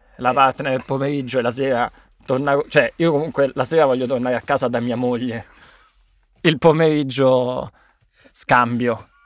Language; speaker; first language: Italian; native; Italian